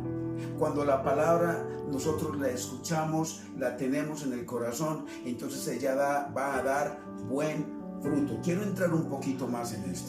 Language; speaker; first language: Spanish; native; Spanish